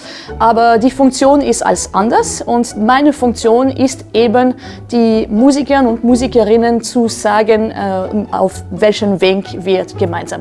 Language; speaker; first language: German; non-native, fluent; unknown